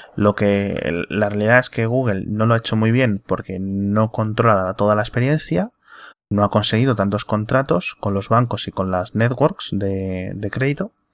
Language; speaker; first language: Spanish; native; Spanish